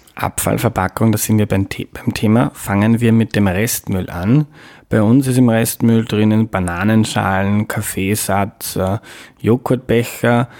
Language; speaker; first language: German; native; German